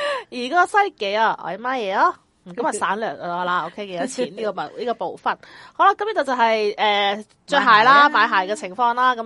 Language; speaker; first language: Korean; non-native, learner; Cantonese